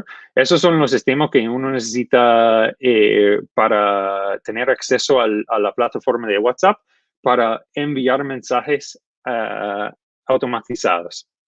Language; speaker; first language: Spanish; non-native, fluent; English